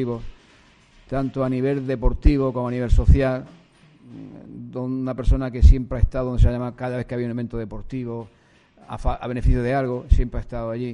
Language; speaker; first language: Spanish; native; Spanish